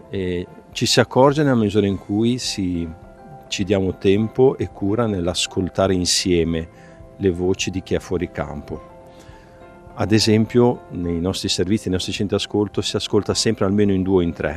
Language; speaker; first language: Italian; native; Italian